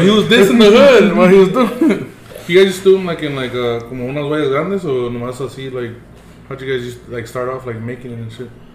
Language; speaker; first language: English; early bilingual, other home language; Spanish